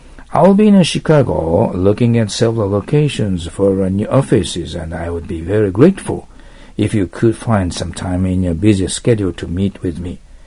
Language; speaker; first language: English; non-native, fluent; Japanese